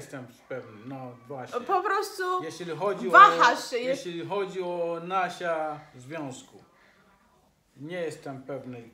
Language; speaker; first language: Polish; non-native, learner; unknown